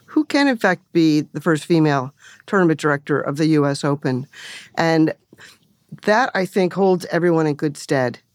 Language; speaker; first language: English; native; English